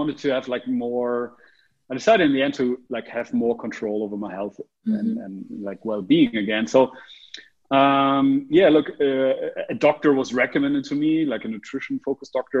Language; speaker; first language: English; non-native, fluent; German